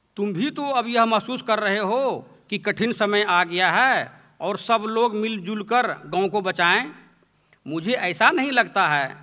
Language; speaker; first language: Hindi; native; Hindi